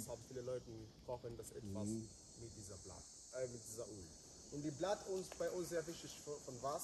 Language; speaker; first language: German; non-native, learner; Swahili